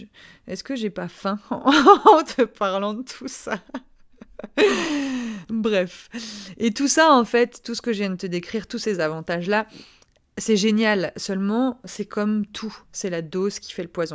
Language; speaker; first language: French; native; French